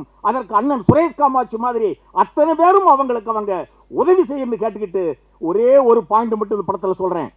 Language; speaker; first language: Tamil; native; Tamil